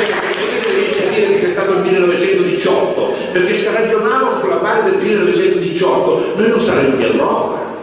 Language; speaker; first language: Italian; native; Italian